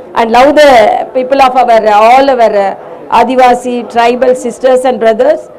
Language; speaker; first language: English; non-native, local second language; Tamil